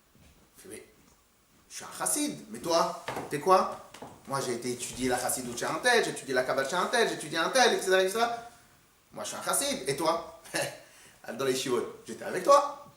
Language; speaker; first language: French; native; French